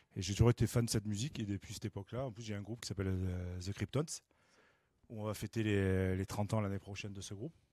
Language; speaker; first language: French; native; French